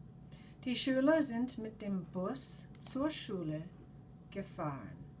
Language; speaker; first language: German; non-native, fluent; English